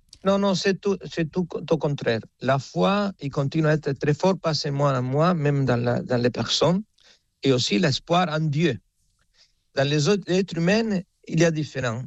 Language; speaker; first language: French; non-native, fluent; Spanish